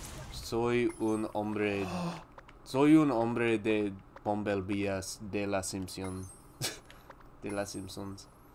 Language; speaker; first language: Spanish; non-native, learner; English